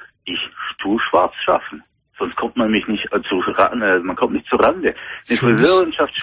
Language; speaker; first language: German; native; German